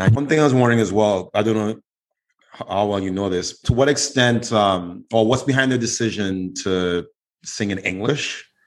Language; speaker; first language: English; native; English